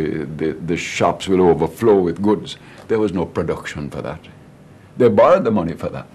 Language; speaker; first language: English; native; English